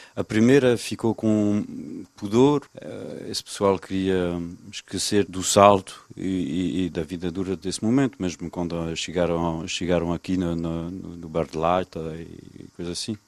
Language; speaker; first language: Portuguese; early bilingual, other home language; French